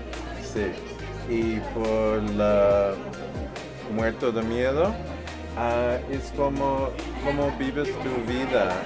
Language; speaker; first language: Spanish; non-native, learner; English